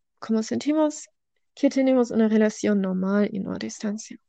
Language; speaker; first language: Spanish; non-native, learner; German